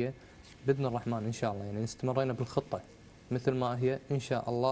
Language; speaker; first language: Arabic; native; Arabic